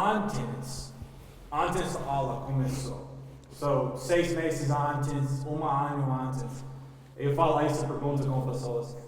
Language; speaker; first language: Portuguese; non-native, learner; English